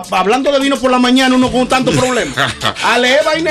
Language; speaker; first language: Spanish; native; Spanish